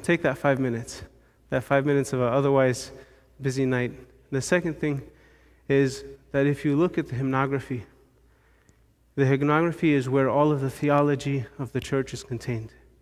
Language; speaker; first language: English; native; English